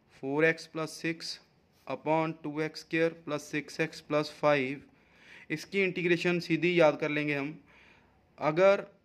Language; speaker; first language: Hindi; non-native, local second language; Punjabi